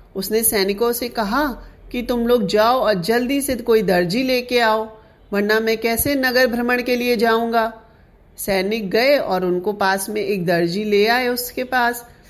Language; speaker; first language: Hindi; non-native, local second language; Sindhi